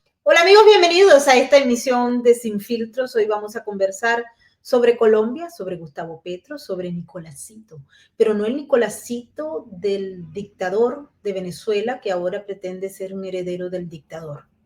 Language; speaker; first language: Spanish; native; Spanish